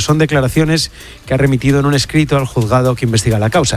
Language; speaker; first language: Spanish; native; Spanish